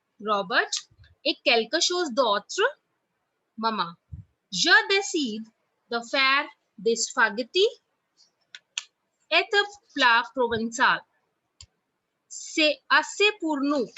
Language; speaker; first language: French; non-native, fluent; Hindi